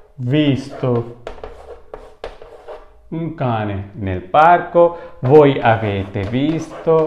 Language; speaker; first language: Italian; non-native, fluent; Urdu